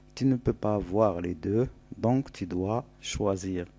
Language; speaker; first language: French; non-native, local second language; Arabic